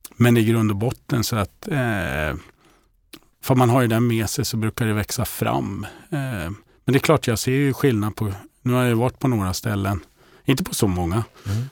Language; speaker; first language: Swedish; native; Swedish